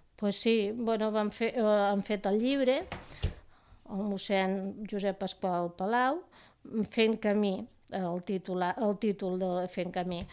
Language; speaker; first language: Catalan; native; Catalan